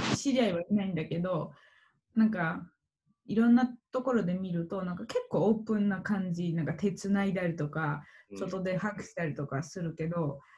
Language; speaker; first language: Japanese; non-native, fluent; Georgian